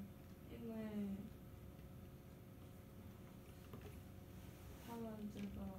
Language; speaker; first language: Chinese; non-native, learner; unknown